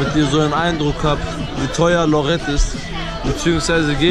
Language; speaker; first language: German; early bilingual, other home language; Turkish